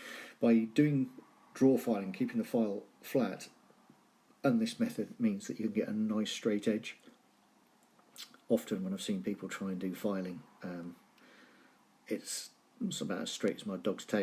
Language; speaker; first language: English; native; English